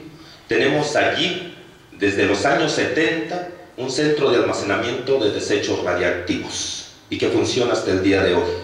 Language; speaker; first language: Spanish; native; Spanish